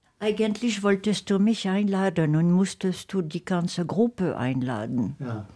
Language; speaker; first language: German; non-native, fluent; French